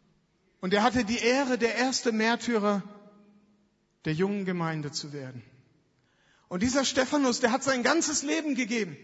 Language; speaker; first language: German; native; German